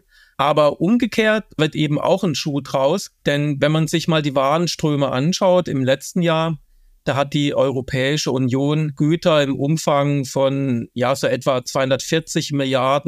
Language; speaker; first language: German; native; German